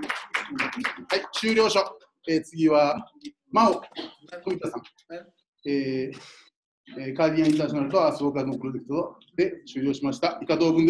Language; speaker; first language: Japanese; native; Japanese